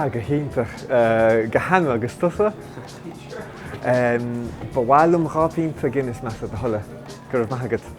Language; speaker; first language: Irish; non-native, learner; English